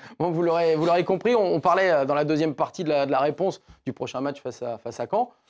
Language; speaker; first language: French; native; French